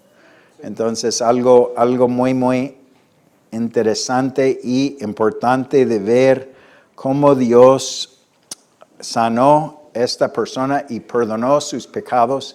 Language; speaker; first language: Spanish; non-native, fluent; English